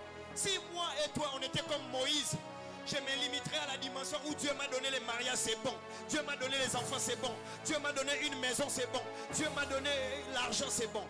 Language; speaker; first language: French; non-native, local second language; Lingala